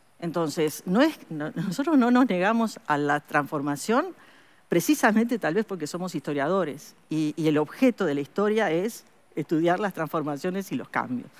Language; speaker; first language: Spanish; native; Spanish